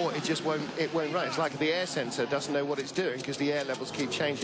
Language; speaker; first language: English; native; English